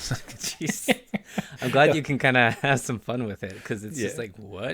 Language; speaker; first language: English; native; English